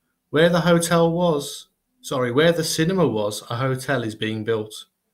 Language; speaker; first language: English; native; English